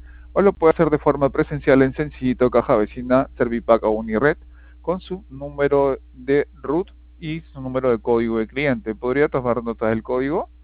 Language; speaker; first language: Spanish; native; Spanish